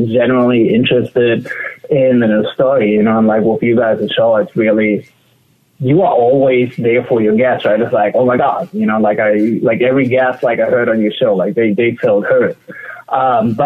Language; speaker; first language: English; non-native, fluent; German